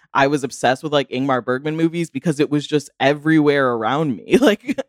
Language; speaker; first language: English; native; English